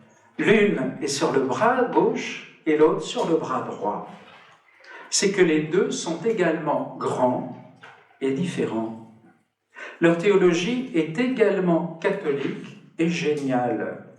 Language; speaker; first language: French; native; French